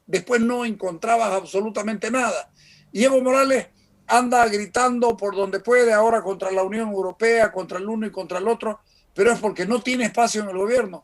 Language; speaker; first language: Spanish; native; Spanish